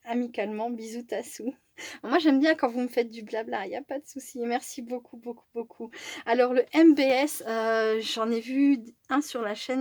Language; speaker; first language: French; native; French